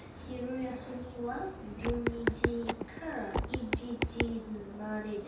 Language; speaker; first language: Japanese; non-native, learner; English